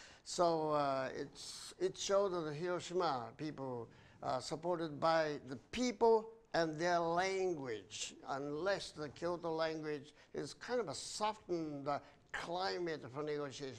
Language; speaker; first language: English; non-native, fluent; Japanese